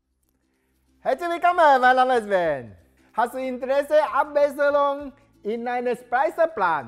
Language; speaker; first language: German; non-native, learner; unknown